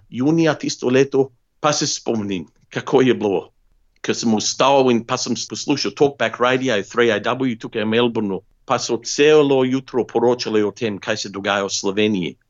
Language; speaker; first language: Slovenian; early bilingual, heritage; Slovenian